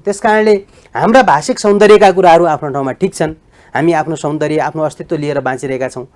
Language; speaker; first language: Nepali; native; Nepali